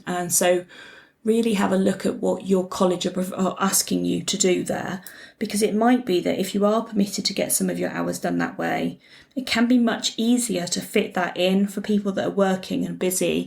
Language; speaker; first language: English; native; English